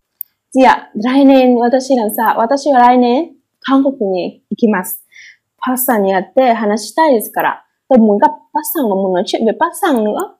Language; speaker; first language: Japanese; non-native, fluent; Vietnamese